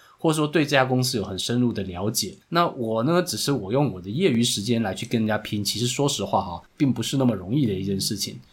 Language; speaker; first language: Chinese; native; Chinese